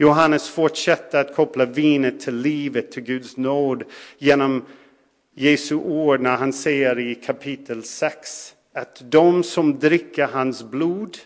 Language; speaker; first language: Swedish; non-native, fluent; English